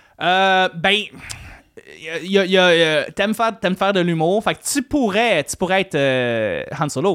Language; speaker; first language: French; native; French